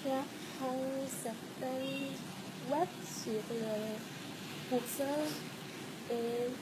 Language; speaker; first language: French; non-native, learner; Vietnamese